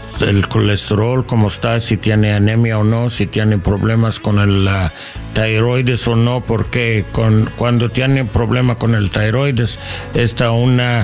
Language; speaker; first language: Spanish; non-native, learner; English